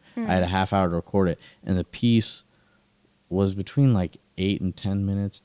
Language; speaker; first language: English; native; English